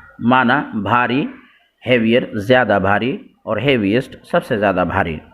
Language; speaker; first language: Urdu; native; Urdu